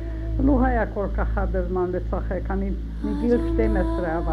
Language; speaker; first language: Hebrew; non-native, learner; Hungarian